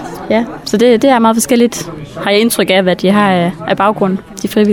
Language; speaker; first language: Danish; native; Danish